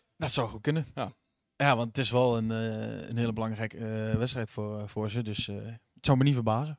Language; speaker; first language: Dutch; native; Dutch